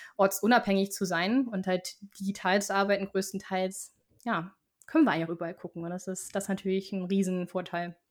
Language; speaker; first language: German; native; German